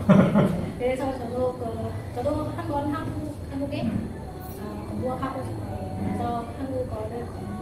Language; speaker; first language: Korean; non-native, learner; Vietnamese